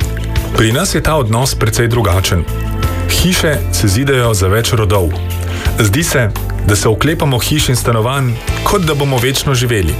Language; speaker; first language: Slovenian; native; Slovenian